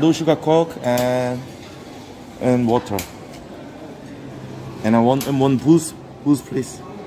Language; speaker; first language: English; non-native, learner; Korean